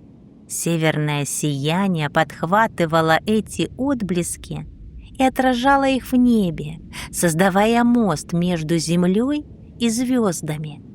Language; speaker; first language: Russian; native; Russian